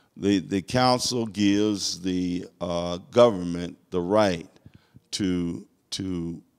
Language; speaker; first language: English; native; English